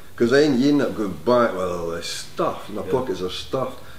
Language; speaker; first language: English; native; English